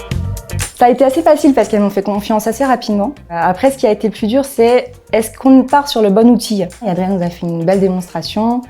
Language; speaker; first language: French; native; French